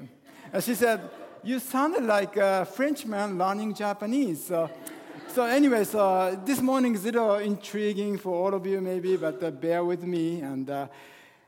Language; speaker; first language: English; non-native, fluent; Japanese